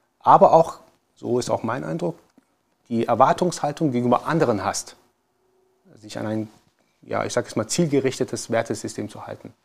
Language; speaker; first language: German; early bilingual, other home language; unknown